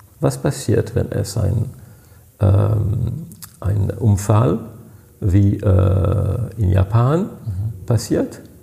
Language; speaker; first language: German; non-native, fluent; French